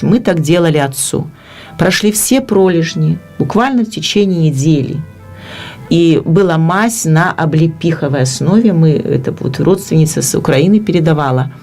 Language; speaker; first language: Russian; native; Russian